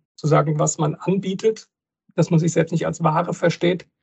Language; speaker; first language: German; native; German